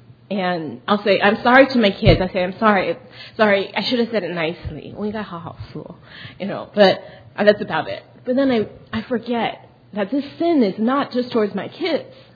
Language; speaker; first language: English; early bilingual, other home language; Chinese